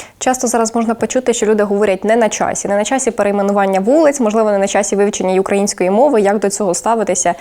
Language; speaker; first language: Ukrainian; native; Ukrainian